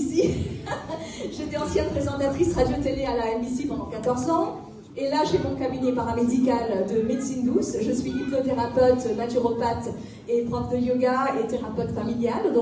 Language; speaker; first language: French; non-native, local second language; Morisyen